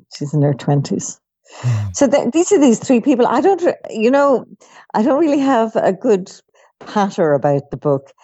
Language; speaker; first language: English; native; English